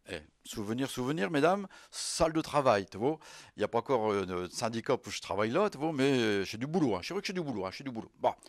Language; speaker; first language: French; native; French